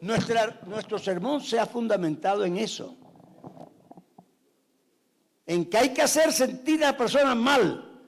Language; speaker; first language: Spanish; native; Spanish